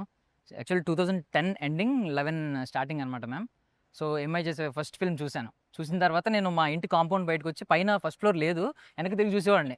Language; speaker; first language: Telugu; native; Telugu